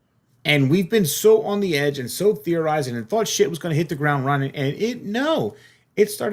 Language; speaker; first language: English; native; English